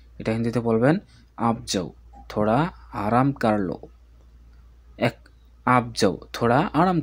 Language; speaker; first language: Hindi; non-native, fluent; Bangla